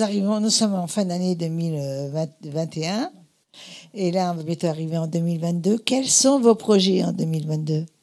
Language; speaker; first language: French; native; French